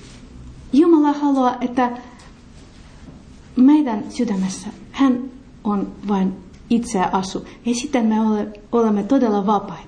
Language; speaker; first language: Finnish; non-native, learner; Russian